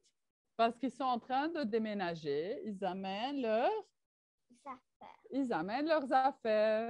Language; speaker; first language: French; non-native, local second language; Arabic